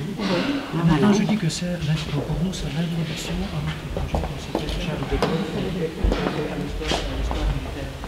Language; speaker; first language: French; non-native, learner; Ukrainian